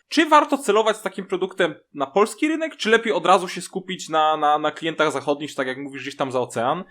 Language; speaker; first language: Polish; native; Polish